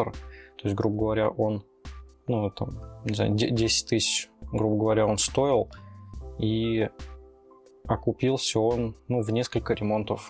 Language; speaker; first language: Russian; native; Russian